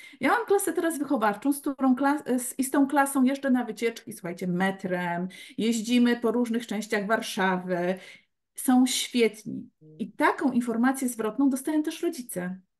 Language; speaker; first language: Polish; native; Polish